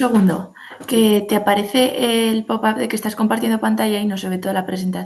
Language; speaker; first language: Spanish; native; Spanish